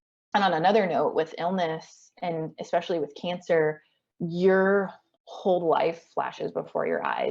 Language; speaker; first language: English; native; English